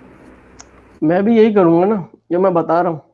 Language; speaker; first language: Hindi; non-native, fluent; Urdu